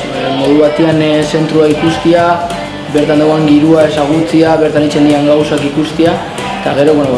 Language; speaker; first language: Basque; native; Basque